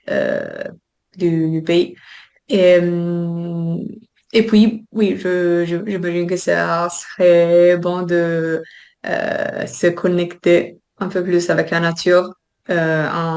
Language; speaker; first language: French; non-native, fluent; Italian